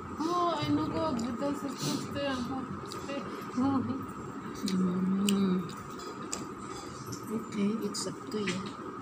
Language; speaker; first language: English; non-native, learner; Filipino